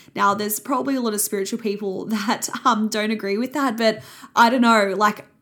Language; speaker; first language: English; native; English